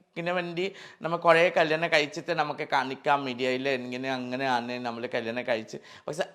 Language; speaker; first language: Malayalam; non-native, learner; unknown